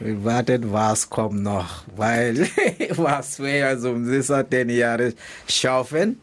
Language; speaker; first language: German; non-native, learner; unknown